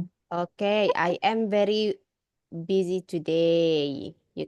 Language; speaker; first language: English; non-native, learner; Indonesian